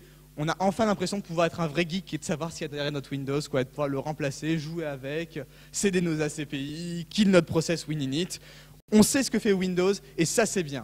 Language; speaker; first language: French; native; French